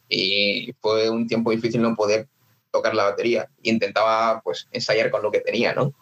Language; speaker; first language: Spanish; early bilingual, other home language; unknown